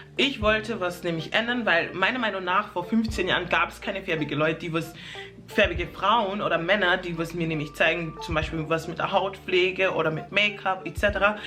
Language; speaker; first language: German; early bilingual, other home language; English